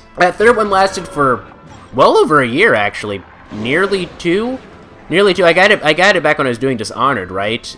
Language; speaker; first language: English; native; English